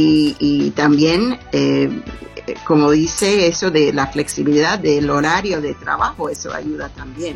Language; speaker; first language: Spanish; non-native, fluent; English